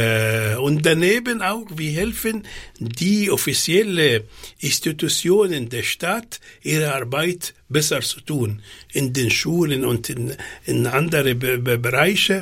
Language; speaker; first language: German; non-native, fluent; Arabic